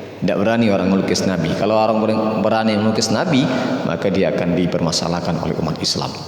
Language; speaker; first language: Malay; native; Malay